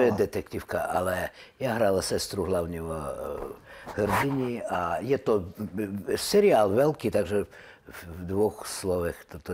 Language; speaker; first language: Czech; non-native, learner; Russian